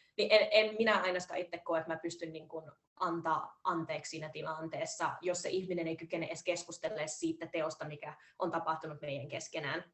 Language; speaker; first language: Finnish; early bilingual, heritage; Finnish